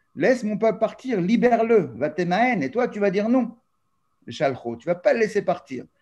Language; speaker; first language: French; native; French